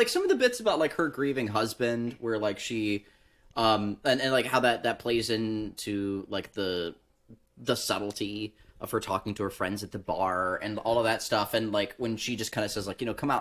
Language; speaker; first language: English; native; English